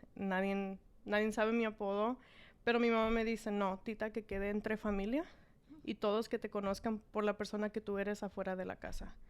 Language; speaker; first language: Spanish; early bilingual, heritage; Spanish